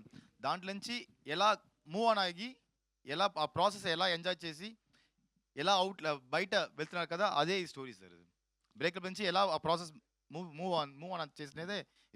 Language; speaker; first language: Telugu; non-native, learner; Tamil